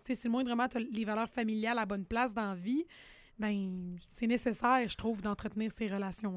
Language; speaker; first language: French; native; French